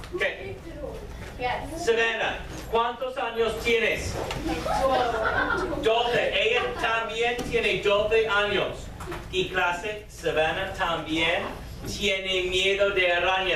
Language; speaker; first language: Spanish; non-native, fluent; English